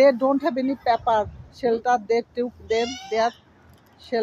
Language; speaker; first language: English; non-native, learner; Bangla